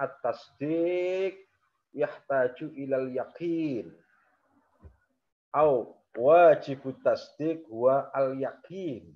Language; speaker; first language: Arabic; non-native, fluent; Indonesian